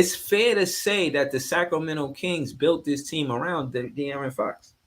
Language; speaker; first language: English; native; English